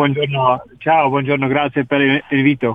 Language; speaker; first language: Italian; non-native, learner; Czech